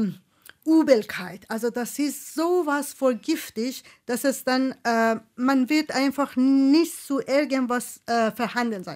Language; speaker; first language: German; non-native, fluent; Persian